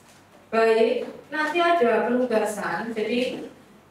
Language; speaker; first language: Indonesian; native; Indonesian